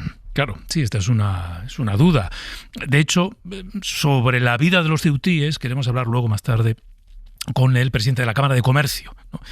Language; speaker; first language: Spanish; native; Spanish